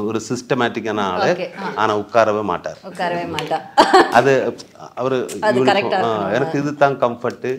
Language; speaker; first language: Tamil; non-native, learner; Malayalam